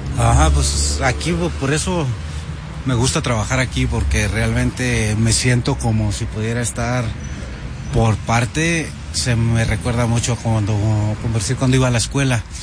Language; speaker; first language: Spanish; early bilingual, heritage; Spanish